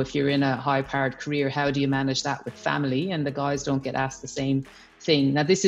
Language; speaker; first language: English; native; English